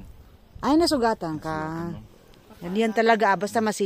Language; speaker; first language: Filipino; native; Filipino